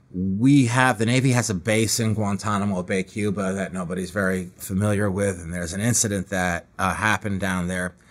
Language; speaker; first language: English; native; English